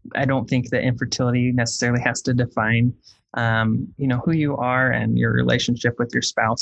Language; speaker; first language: English; native; English